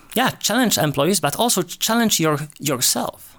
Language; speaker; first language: English; non-native, fluent; Polish